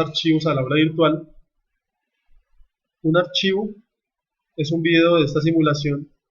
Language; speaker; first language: Spanish; native; Spanish